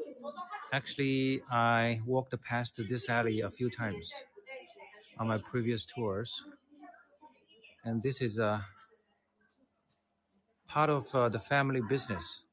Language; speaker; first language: English; non-native, fluent; Chinese